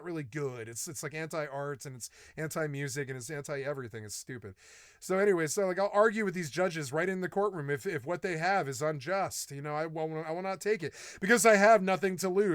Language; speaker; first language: English; native; English